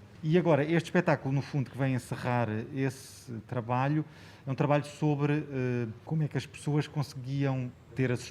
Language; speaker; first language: Portuguese; native; Portuguese